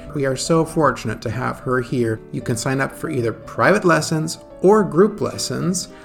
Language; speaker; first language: English; native; English